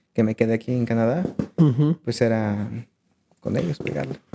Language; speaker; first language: Spanish; native; Spanish